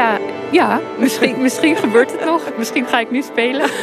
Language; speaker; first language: Dutch; early bilingual, heritage; English